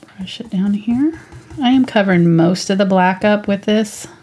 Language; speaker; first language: English; native; English